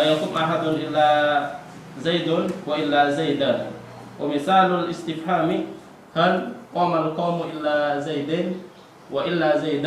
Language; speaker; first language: Arabic; non-native, learner; Indonesian